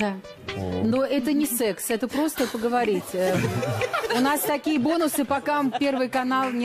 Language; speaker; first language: Russian; native; Russian